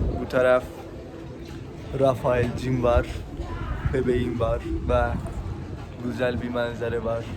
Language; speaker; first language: Turkish; non-native, learner; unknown